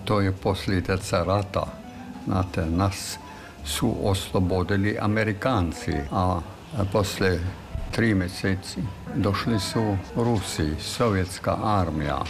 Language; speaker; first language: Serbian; non-native, fluent; German